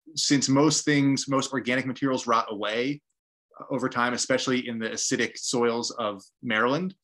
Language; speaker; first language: English; native; English